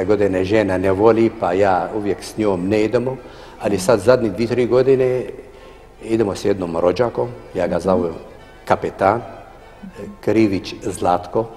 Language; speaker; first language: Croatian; non-native, fluent; Arabic